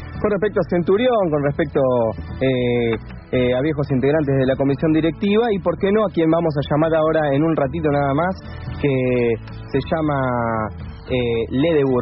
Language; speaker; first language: Spanish; native; Spanish